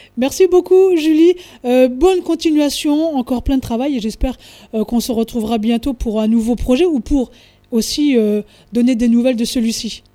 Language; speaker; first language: French; native; French